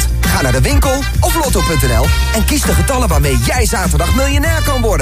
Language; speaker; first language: Dutch; native; Dutch